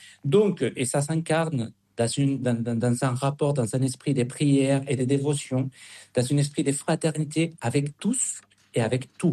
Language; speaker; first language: French; non-native, fluent; Spanish